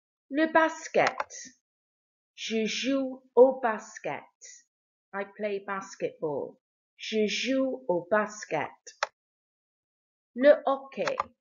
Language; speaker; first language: French; non-native, fluent; English